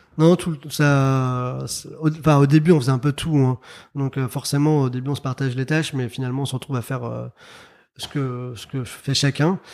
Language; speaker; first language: French; early bilingual, other home language; Arabic